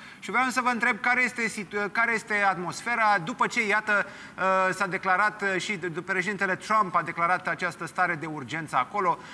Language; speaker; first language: Romanian; native; Romanian